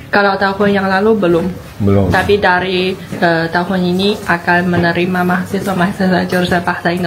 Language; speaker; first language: Indonesian; non-native, fluent; Chinese